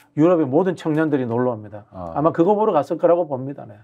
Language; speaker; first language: Korean; native; Korean